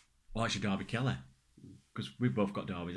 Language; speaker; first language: English; native; English